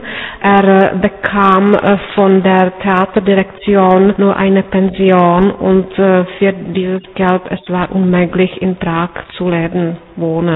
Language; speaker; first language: German; non-native, fluent; Czech